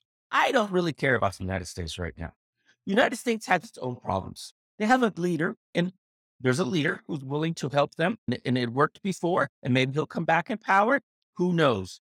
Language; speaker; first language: English; native; English